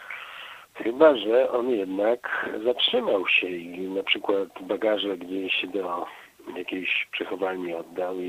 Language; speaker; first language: Polish; native; Polish